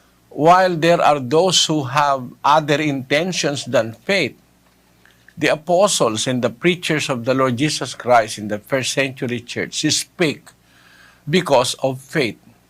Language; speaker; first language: English; non-native, local second language; Filipino